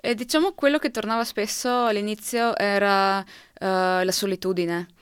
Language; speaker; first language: Italian; non-native, local second language; Slovenian